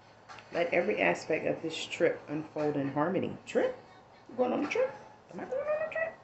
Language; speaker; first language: English; native; English